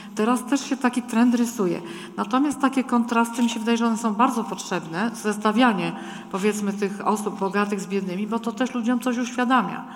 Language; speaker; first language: Polish; native; Polish